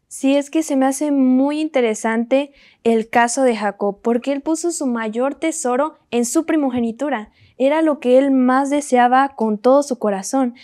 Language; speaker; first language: Spanish; native; Spanish